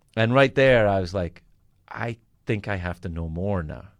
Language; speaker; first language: English; native; English